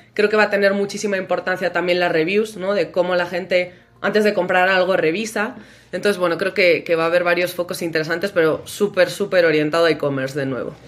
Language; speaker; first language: Spanish; native; Spanish